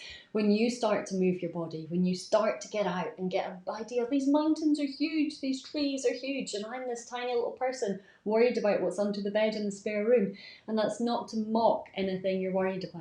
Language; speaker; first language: English; native; English